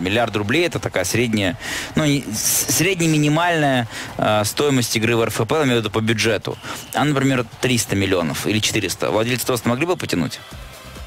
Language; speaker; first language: Russian; native; Russian